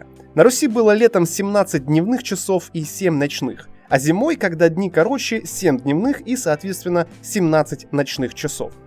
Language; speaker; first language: Russian; native; Russian